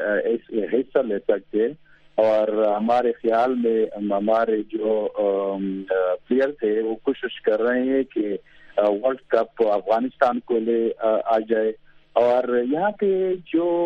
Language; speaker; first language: Hindi; non-native, fluent; Pashto